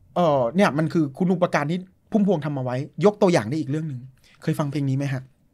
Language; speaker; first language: Thai; native; Thai